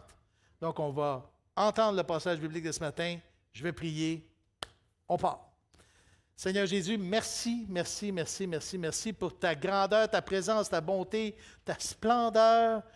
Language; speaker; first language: French; native; French